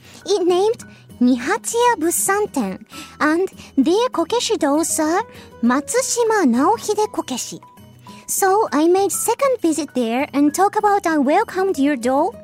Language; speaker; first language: English; non-native, fluent; Japanese